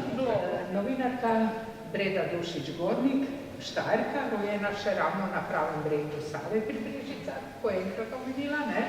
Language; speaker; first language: Slovenian; native; Slovenian